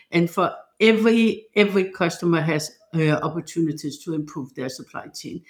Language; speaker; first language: English; non-native, fluent; Danish